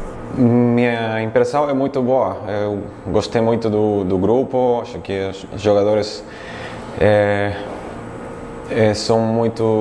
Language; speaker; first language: Portuguese; non-native, fluent; Spanish